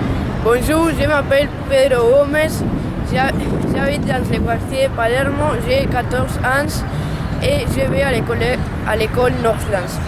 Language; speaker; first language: French; non-native, learner; Spanish